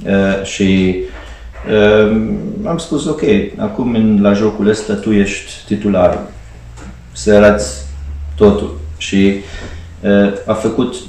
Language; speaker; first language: Romanian; non-native, fluent; Hungarian